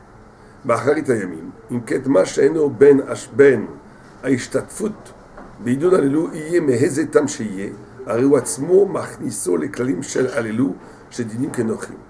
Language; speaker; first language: Hebrew; non-native, fluent; French